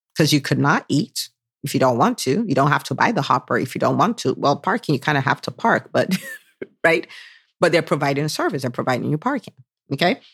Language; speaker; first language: English; non-native, local second language; Yoruba